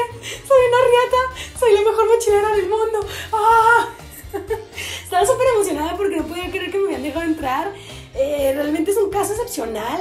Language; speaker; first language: Spanish; native; Spanish